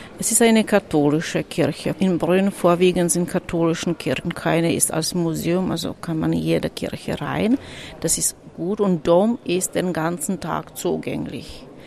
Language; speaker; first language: German; non-native, fluent; Czech